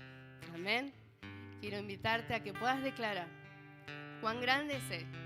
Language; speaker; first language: Spanish; native; Spanish